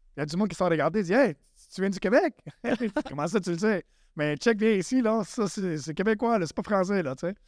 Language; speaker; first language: French; native; French